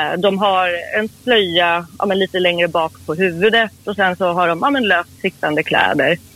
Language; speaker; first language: Swedish; early bilingual, other home language; Persian